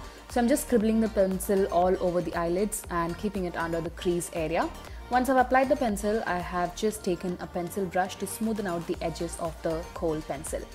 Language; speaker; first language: English; non-native, local second language; Tamil